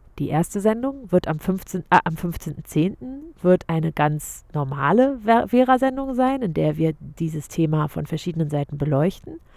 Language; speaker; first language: German; native; German